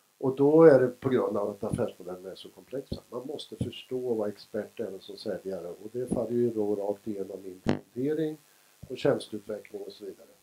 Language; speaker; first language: Swedish; native; Swedish